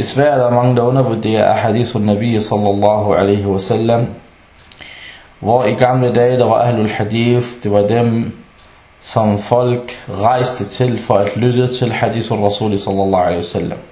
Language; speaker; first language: Danish; early bilingual, other home language; Arabic